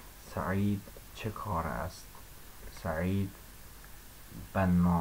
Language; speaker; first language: Persian; non-native, fluent; Azerbaijani